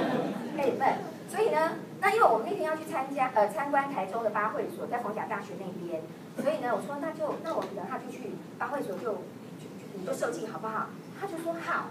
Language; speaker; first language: Chinese; native; Chinese